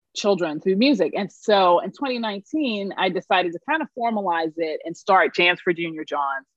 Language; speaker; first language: English; native; English